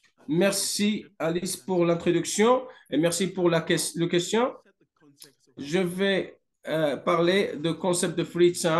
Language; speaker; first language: French; non-native, fluent; English